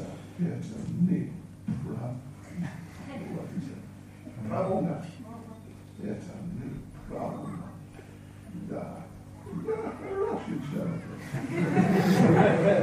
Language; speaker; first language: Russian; non-native, learner; English